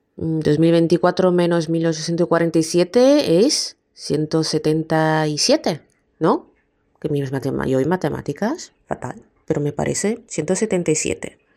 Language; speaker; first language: Spanish; non-native, fluent; Italian